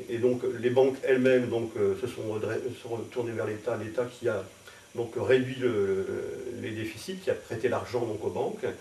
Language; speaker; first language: French; native; French